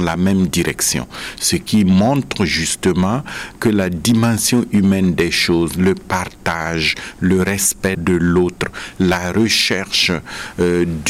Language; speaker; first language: French; non-native, local second language; Mossi